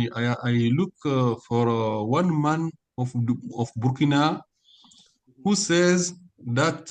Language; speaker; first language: English; non-native, learner; French